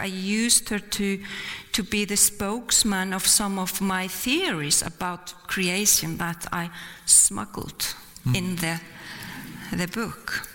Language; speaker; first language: English; non-native, fluent; Icelandic